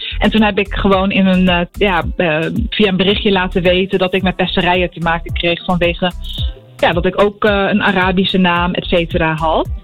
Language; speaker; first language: Dutch; early bilingual, other home language; Arabic